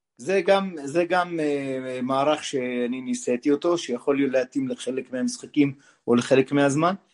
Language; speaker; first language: Hebrew; native; Hebrew